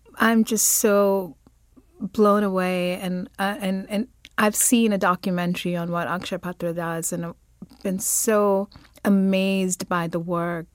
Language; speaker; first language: English; non-native, local second language; Malayalam